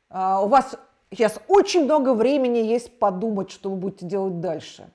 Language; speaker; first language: Russian; native; Russian